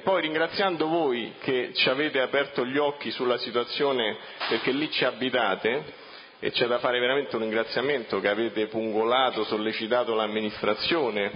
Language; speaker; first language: Italian; native; Italian